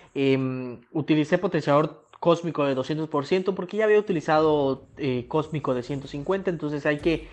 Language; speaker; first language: Spanish; native; Spanish